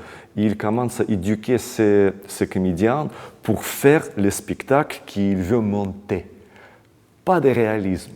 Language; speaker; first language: French; non-native, fluent; Russian